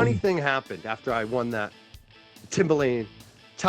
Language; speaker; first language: English; native; English